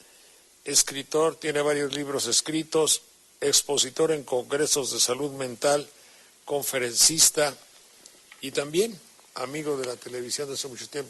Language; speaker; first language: Spanish; native; Spanish